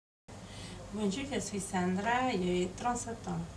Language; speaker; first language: French; non-native, learner; Spanish